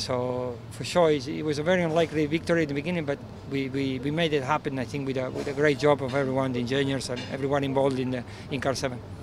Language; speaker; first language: English; non-native, fluent; Spanish